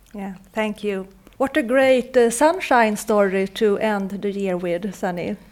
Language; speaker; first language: English; non-native, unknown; Swedish